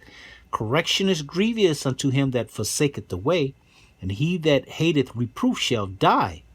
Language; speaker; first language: English; native; English